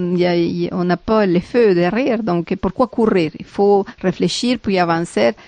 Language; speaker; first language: French; non-native, fluent; Spanish